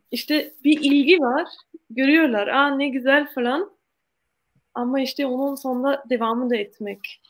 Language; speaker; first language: Turkish; non-native, fluent; German